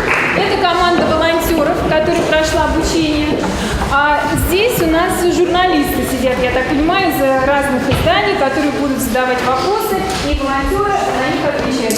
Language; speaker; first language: Russian; native; Russian